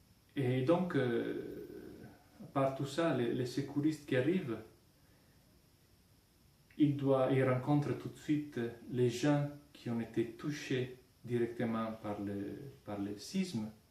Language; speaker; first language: French; non-native, fluent; Italian